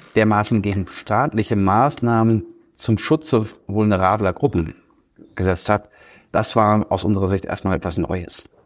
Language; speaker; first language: German; native; German